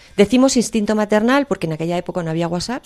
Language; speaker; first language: Spanish; native; Spanish